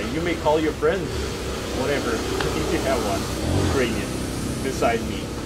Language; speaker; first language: English; non-native, fluent; Ukrainian